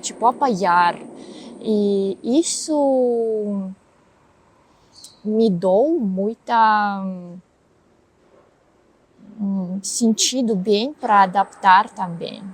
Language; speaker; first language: Portuguese; non-native, learner; Russian